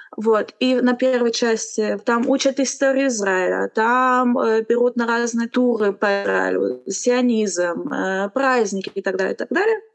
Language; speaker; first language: Russian; non-native, fluent; Romanian